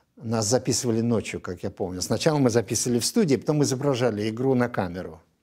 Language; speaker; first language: Russian; native; Russian